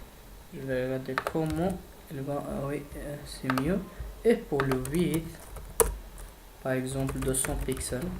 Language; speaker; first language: French; non-native, fluent; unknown